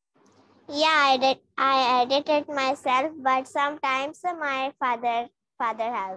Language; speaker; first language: English; non-native, learner; Hindi